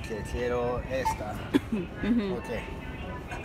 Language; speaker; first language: Spanish; non-native, learner; Japanese